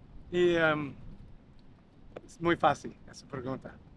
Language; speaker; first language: Spanish; non-native, learner; English